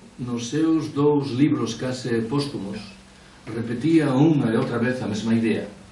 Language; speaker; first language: Galician; non-native, local second language; Spanish